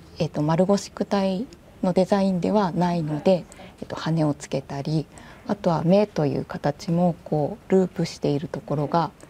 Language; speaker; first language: Japanese; native; Japanese